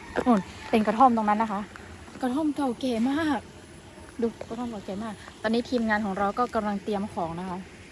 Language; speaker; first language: Thai; non-native, local second language; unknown